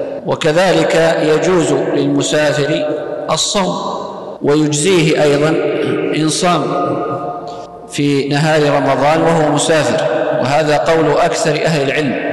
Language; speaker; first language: Arabic; native; Arabic